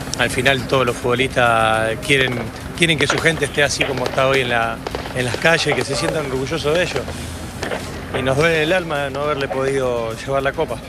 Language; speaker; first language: Spanish; native; Spanish